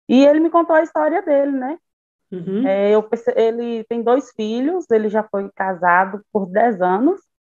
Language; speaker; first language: Portuguese; native; Portuguese